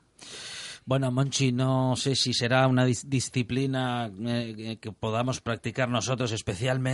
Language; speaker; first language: Spanish; native; Spanish